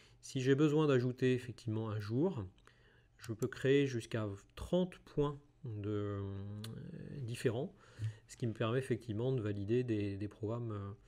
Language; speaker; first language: French; native; French